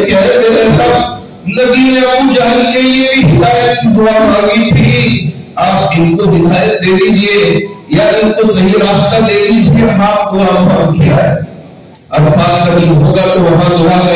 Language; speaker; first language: Urdu; native; Urdu